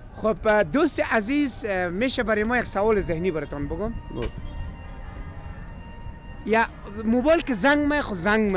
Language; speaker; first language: Persian; native; Persian